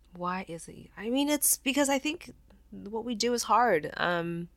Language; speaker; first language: English; non-native, fluent; Chinese